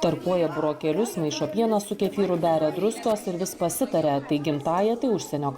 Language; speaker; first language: Lithuanian; native; Lithuanian